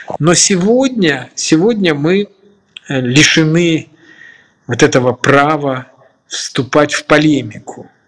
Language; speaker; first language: Russian; native; Russian